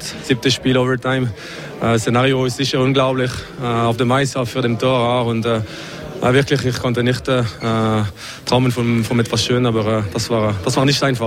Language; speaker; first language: German; non-native, learner; French